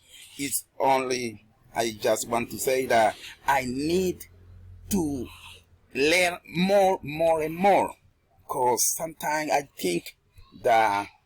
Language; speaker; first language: English; non-native, learner; Spanish